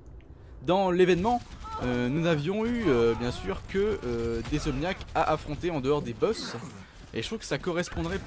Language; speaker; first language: French; native; French